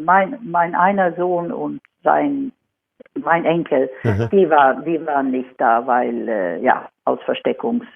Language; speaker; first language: German; non-native, fluent; Swedish